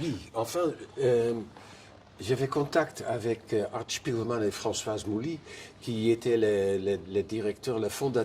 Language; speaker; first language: French; non-native, fluent; Dutch